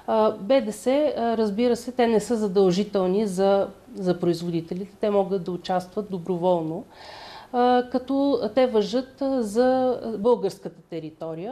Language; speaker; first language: Bulgarian; native; Bulgarian